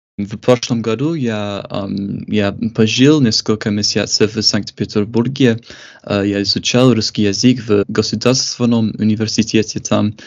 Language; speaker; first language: Russian; non-native, fluent; English